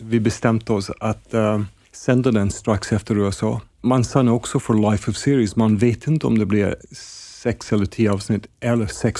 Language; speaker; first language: Swedish; non-native, fluent; English